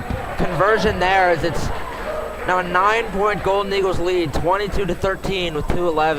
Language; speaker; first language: English; native; English